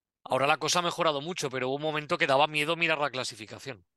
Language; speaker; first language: Spanish; native; Spanish